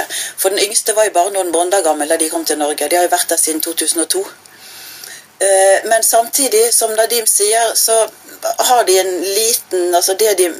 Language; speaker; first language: Norwegian; native; Norwegian